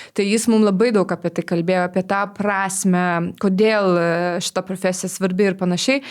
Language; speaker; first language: Lithuanian; non-native, local second language; Polish